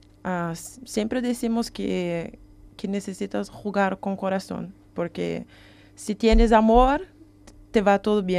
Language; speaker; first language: Spanish; non-native, learner; Portuguese